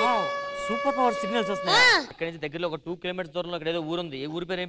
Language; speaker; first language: Telugu; native; Telugu